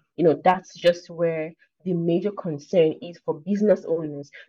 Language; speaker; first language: English; non-native, local second language; Igbo